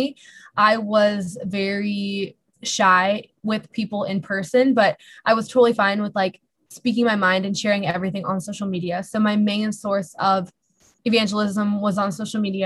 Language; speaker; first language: English; native; English